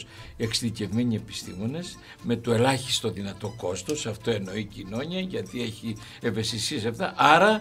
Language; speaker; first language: Greek; native; Greek